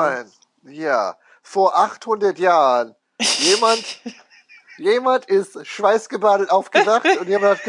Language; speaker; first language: German; non-native, fluent; English